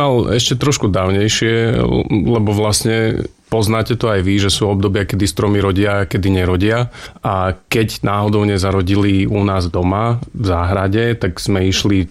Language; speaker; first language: Slovak; native; Slovak